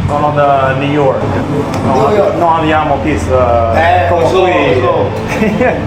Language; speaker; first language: Italian; non-native, learner; English